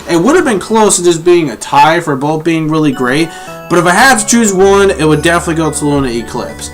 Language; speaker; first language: English; native; English